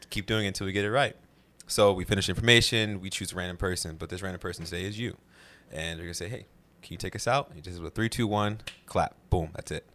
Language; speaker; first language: English; native; English